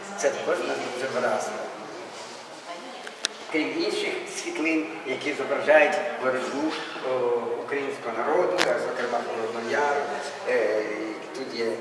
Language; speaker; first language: Ukrainian; native; Ukrainian